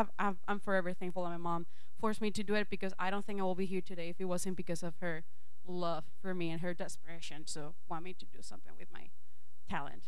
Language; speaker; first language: English; non-native, fluent; Spanish